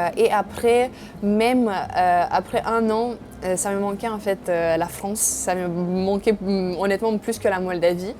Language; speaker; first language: French; non-native, fluent; Romanian